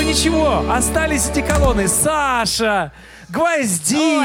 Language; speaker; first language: Russian; native; Russian